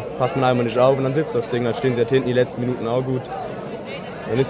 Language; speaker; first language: German; native; German